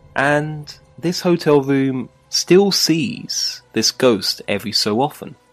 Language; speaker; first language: English; native; English